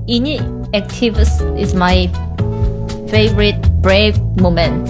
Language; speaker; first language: English; non-native, learner; Korean